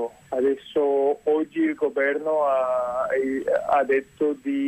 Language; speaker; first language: Italian; non-native, fluent; Spanish